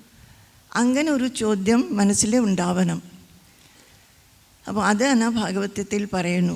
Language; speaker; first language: Malayalam; non-native, fluent; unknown